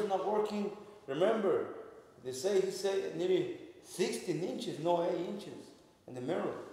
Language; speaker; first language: English; non-native, learner; Spanish